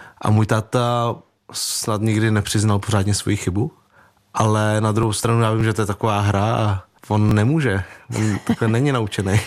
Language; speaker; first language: Czech; early bilingual, other home language; Vietnamese